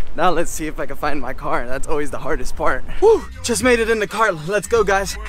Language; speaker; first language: English; native; English